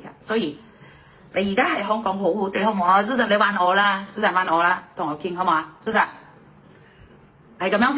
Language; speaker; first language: Cantonese; non-native, fluent; Indonesian